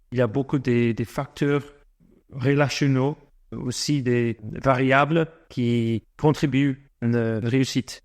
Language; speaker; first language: French; non-native, fluent; English